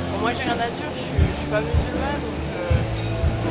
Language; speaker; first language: French; native; French